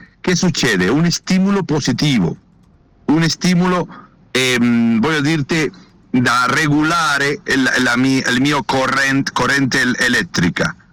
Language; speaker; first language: Italian; non-native, learner; Spanish